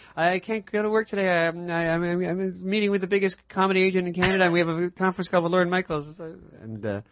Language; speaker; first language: English; native; English